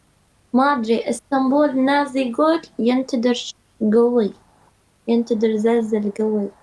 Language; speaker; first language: Arabic; non-native, learner; Turkish